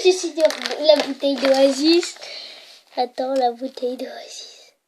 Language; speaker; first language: French; native; French